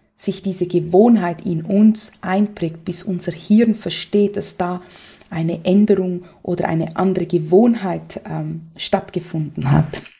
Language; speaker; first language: German; non-native, fluent; Portuguese